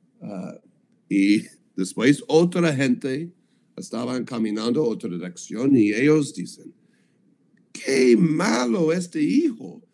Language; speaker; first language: Spanish; non-native, learner; English